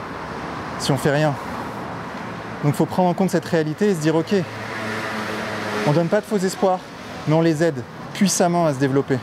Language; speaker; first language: French; native; French